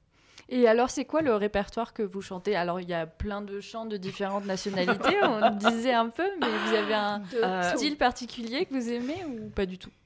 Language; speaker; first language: French; native; French